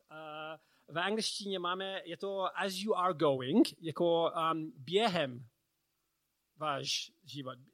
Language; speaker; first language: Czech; non-native, learner; English